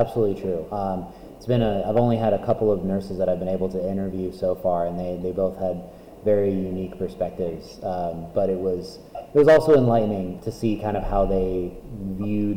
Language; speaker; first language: English; native; English